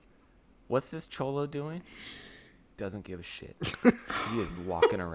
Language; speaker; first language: English; native; English